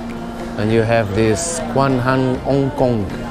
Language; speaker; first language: English; non-native, fluent; Portuguese